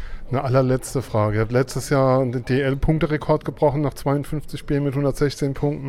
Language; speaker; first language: German; native; German